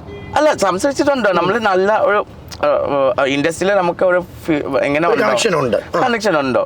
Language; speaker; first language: Malayalam; non-native, local second language; Assamese